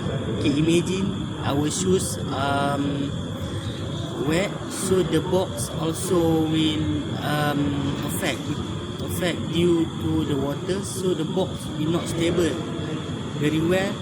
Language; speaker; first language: English; non-native, learner; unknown